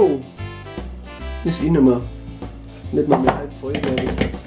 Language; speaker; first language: German; native; German